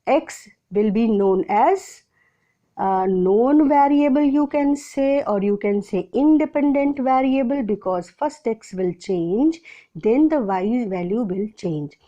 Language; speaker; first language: English; non-native, local second language; Hindi